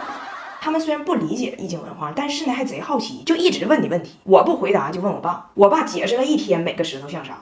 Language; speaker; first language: Chinese; native; Chinese